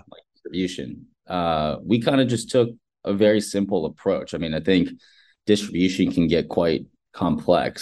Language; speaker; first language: English; native; English